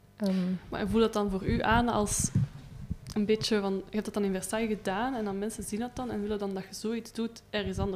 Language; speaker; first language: Dutch; native; Dutch